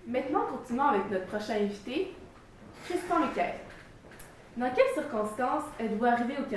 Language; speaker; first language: French; native; French